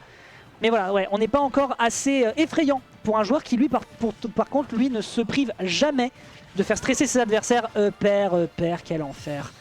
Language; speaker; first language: French; native; French